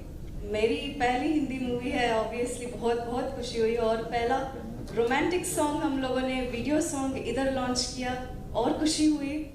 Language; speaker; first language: Hindi; non-native, local second language; Kannada